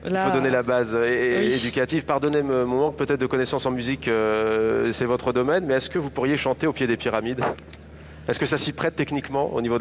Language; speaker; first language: French; native; French